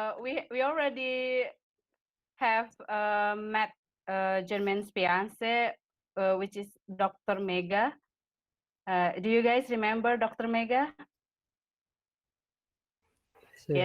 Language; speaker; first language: English; non-native, fluent; Indonesian